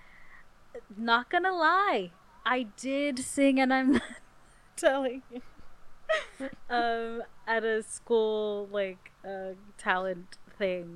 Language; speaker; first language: English; native; English